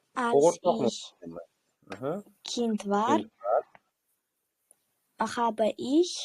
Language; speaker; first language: German; non-native, learner; Uzbek